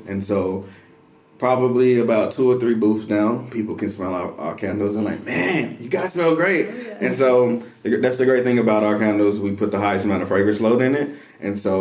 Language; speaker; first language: English; native; English